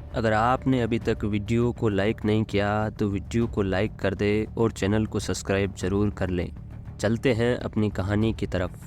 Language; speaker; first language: Hindi; native; Hindi